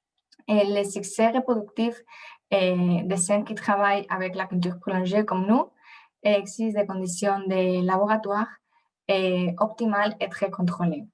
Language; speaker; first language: French; non-native, fluent; Spanish